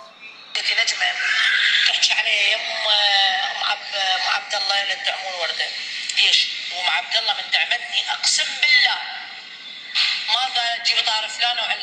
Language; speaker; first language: Arabic; native; Arabic